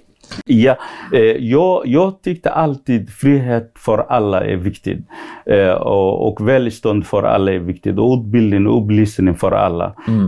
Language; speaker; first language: Swedish; non-native, fluent; Somali